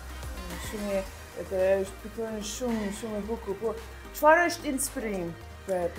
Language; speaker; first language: Albanian; non-native, learner; English